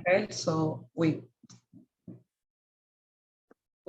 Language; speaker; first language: English; non-native, learner; Spanish